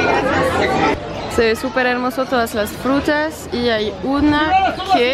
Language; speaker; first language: Spanish; non-native, fluent; French